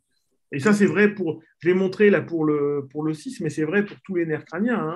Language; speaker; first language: French; native; French